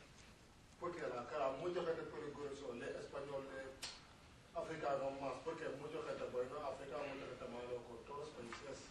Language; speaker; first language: Spanish; non-native, learner; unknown